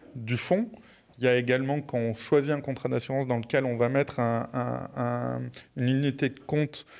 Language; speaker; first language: French; native; French